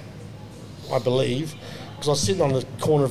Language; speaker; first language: English; native; English